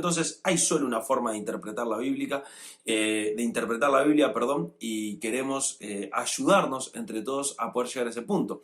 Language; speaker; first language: Spanish; native; Spanish